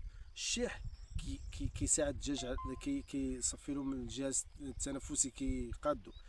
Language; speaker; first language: Arabic; native; Arabic